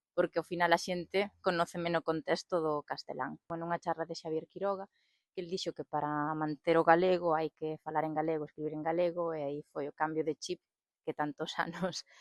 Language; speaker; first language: Galician; non-native, local second language; Spanish